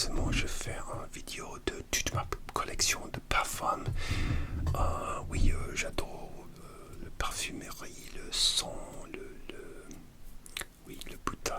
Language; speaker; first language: French; non-native, learner; English